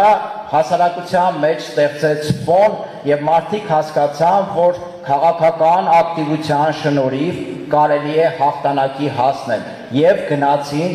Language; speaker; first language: Armenian; native; Armenian